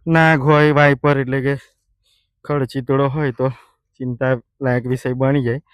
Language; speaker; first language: Gujarati; non-native, local second language; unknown